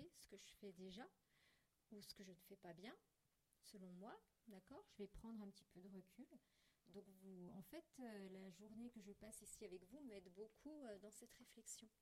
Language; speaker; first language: French; native; French